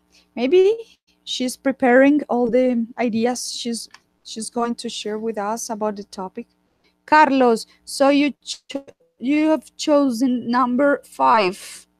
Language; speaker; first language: English; non-native, fluent; Spanish